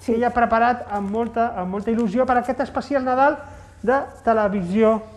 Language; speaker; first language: Catalan; native; Catalan